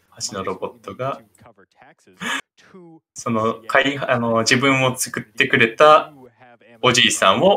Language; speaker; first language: Japanese; native; Japanese